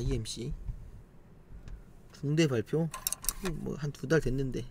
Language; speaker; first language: Korean; native; Korean